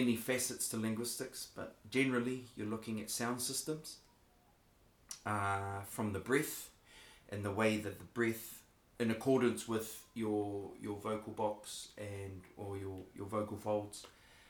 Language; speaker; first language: English; native; English